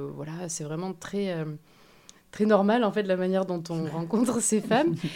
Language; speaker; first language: French; native; French